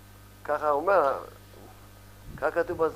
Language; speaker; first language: Hebrew; early bilingual, other home language; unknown